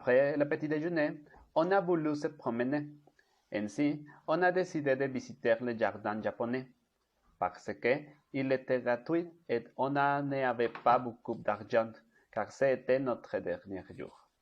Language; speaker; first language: French; non-native, learner; Spanish